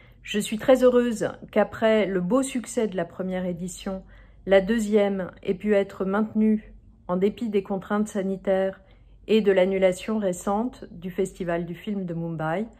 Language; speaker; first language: French; native; French